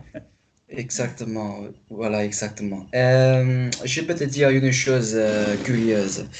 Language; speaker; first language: French; non-native, fluent; Chinese